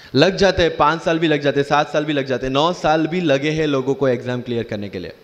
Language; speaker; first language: Hindi; non-native, local second language; Gujarati